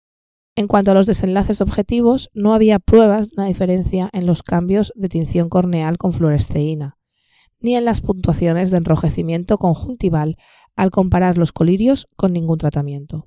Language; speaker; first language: Spanish; native; Spanish